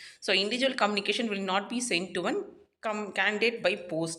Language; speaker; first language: English; non-native, local second language; Tamil